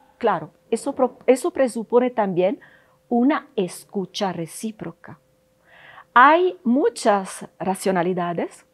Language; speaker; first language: Spanish; non-native, fluent; Italian